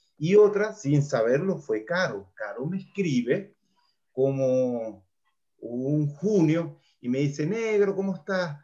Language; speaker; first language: Spanish; native; Spanish